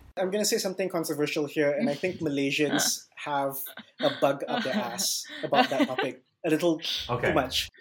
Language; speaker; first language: English; non-native, local second language; Malay